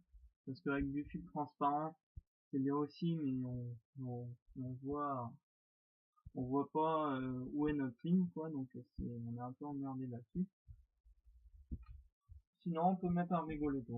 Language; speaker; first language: French; native; French